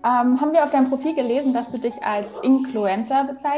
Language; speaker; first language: German; native; German